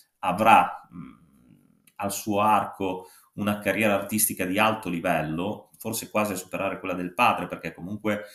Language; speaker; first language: Italian; native; Italian